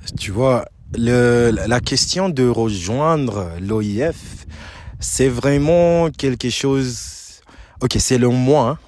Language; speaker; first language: French; non-native, fluent; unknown